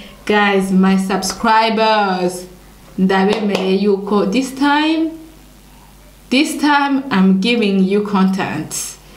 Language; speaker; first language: English; non-native, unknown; Rundi